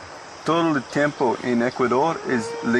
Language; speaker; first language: Spanish; non-native, learner; English